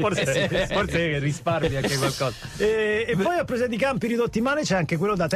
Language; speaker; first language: Italian; native; Italian